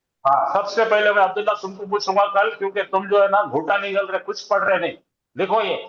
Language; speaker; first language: Hindi; native; Hindi